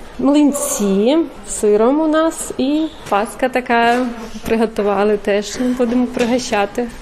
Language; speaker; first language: Ukrainian; native; Ukrainian